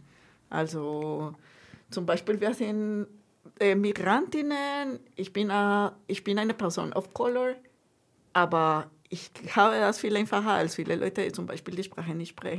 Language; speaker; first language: German; non-native, fluent; Spanish